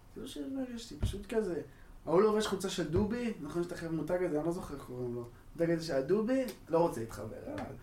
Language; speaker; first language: Hebrew; native; Hebrew